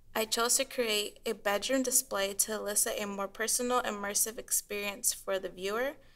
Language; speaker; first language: English; native; English